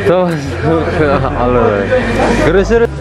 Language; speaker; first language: Turkish; non-native, learner; Indonesian